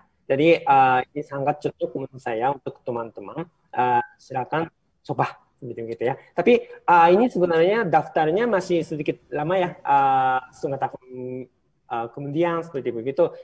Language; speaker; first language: Indonesian; non-native, fluent; Japanese